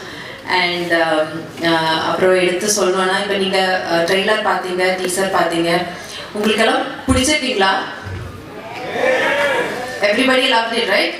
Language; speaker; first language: Tamil; non-native, learner; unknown